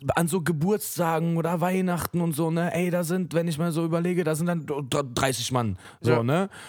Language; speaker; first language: German; native; German